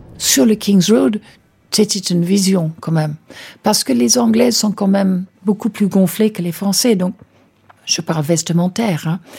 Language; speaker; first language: French; non-native, fluent; English